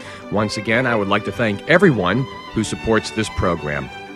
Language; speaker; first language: English; native; English